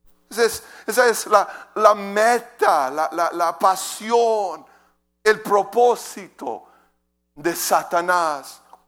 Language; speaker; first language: Spanish; native; Spanish